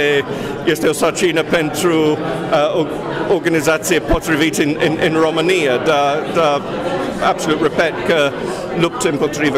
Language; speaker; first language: Romanian; non-native, fluent; English